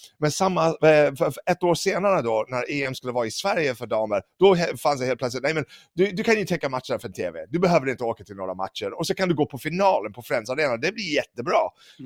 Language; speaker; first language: Swedish; non-native, fluent; English